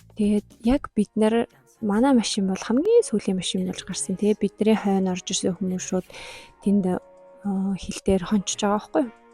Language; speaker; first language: Mongolian; non-native, local second language; Kazakh